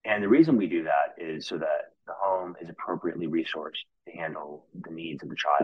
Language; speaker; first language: English; native; English